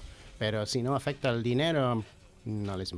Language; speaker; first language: Spanish; non-native, fluent; English